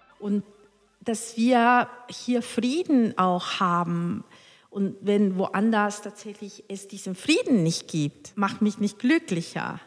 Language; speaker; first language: German; non-native, fluent; Spanish